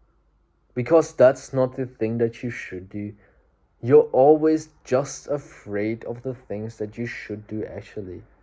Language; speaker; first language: English; non-native, fluent; German